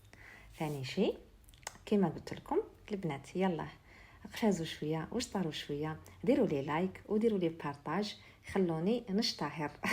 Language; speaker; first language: Arabic; native; Arabic